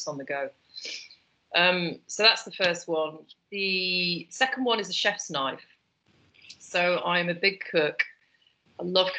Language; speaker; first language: English; native; English